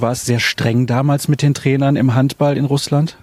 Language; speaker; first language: German; native; German